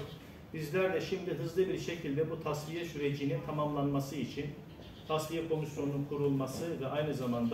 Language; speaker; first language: Turkish; native; Turkish